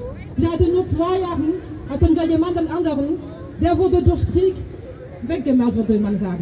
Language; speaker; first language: German; non-native, fluent; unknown